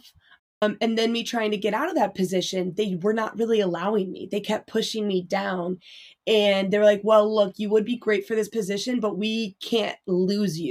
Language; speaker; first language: English; native; English